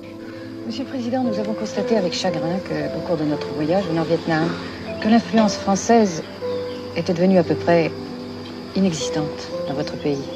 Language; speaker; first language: French; native; French